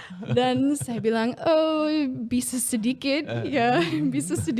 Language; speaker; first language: Indonesian; non-native, fluent; English